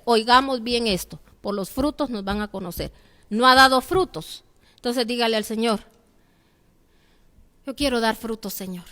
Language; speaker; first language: Spanish; native; Spanish